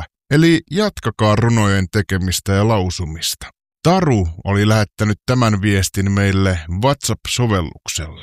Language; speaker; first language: Finnish; native; Finnish